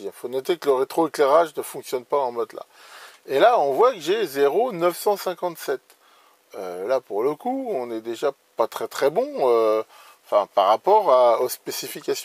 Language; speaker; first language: French; native; French